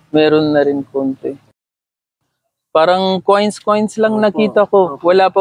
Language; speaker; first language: Filipino; non-native, learner; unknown